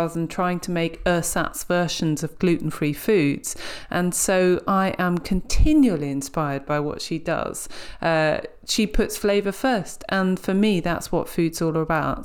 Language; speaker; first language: English; native; English